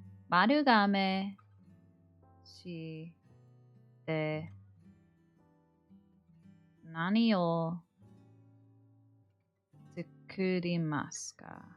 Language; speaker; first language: Japanese; non-native, learner; English